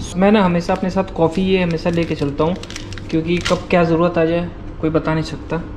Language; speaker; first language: Hindi; native; Hindi